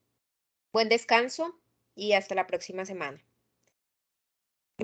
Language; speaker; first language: Spanish; native; Spanish